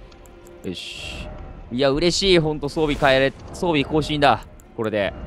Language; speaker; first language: Japanese; native; Japanese